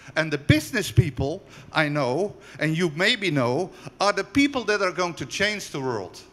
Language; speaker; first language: English; non-native, fluent; Dutch